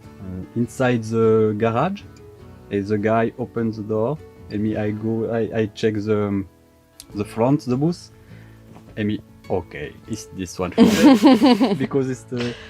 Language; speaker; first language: English; non-native, learner; French